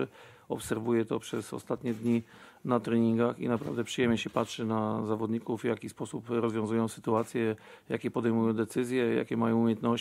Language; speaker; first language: Polish; native; Polish